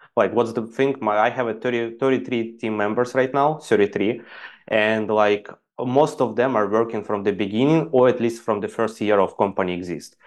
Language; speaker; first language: English; non-native, fluent; Ukrainian